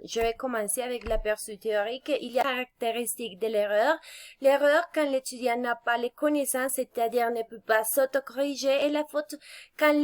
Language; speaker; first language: French; non-native, fluent; Spanish